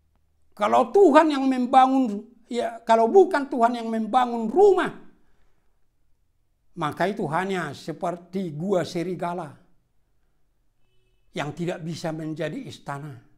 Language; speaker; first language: Indonesian; non-native, local second language; Batak Toba